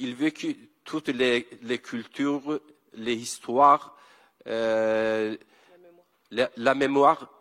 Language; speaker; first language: French; non-native, learner; Kurdish